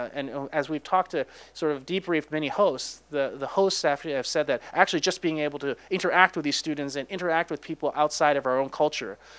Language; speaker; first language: English; native; English